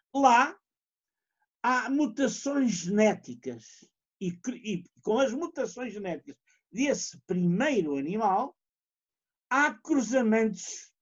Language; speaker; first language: Portuguese; native; Portuguese